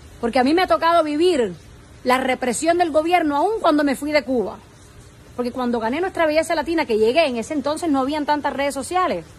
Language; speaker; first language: Spanish; native; Spanish